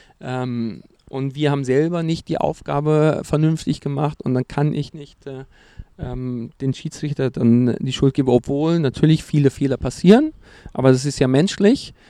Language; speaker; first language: German; non-native, fluent; Portuguese